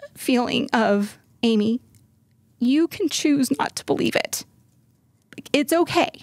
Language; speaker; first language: English; native; English